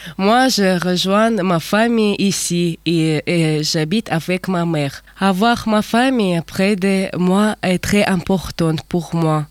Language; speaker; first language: French; non-native, learner; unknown